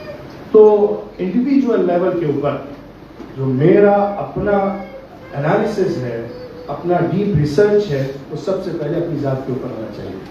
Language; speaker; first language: Urdu; native; Urdu